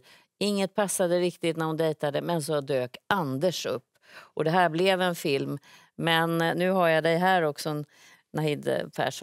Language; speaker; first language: Swedish; native; Swedish